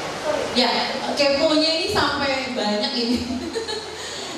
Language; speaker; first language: Indonesian; native; Indonesian